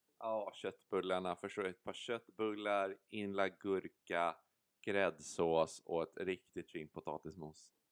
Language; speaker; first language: Swedish; native; Swedish